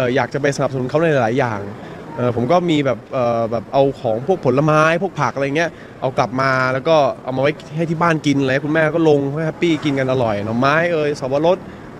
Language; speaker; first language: Thai; native; Thai